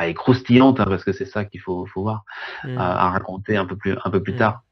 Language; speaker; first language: French; native; French